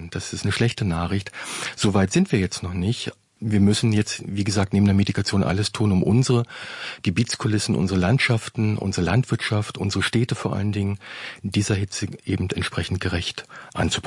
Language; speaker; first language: German; native; German